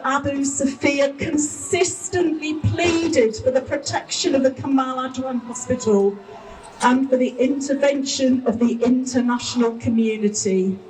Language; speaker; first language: English; native; English